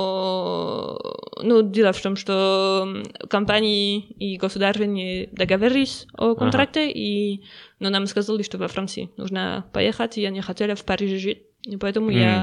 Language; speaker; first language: Russian; non-native, learner; French